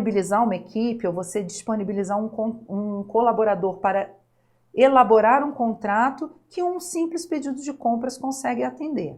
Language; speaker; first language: Portuguese; native; Portuguese